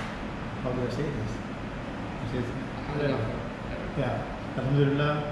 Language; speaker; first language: English; non-native, local second language; Urdu